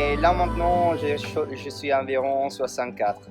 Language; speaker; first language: French; non-native, fluent; Spanish